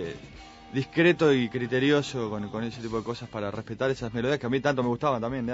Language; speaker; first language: Spanish; native; Spanish